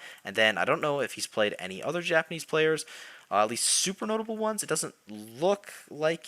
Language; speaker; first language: English; native; English